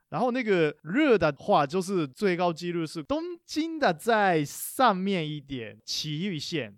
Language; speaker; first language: Chinese; non-native, fluent; Japanese